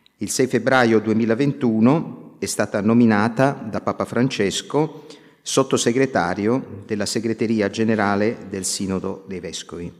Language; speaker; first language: Italian; native; Italian